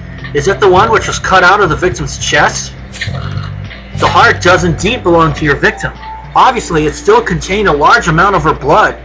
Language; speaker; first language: English; native; English